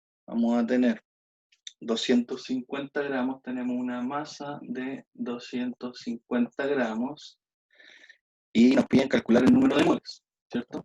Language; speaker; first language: Spanish; native; Spanish